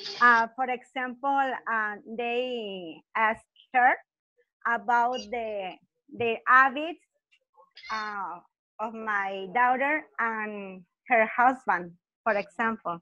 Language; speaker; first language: English; non-native, learner; Spanish